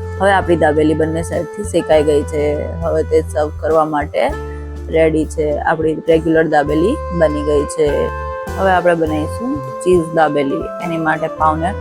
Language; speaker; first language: Gujarati; native; Gujarati